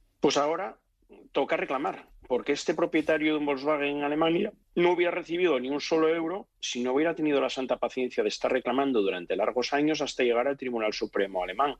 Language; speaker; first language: Spanish; native; Spanish